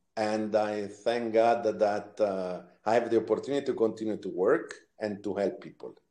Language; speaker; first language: English; non-native, fluent; Italian